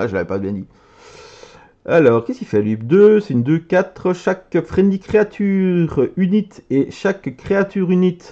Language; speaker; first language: French; native; French